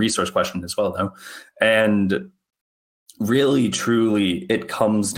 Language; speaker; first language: English; native; English